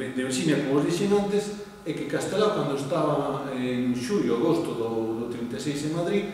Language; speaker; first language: Spanish; non-native, local second language; Galician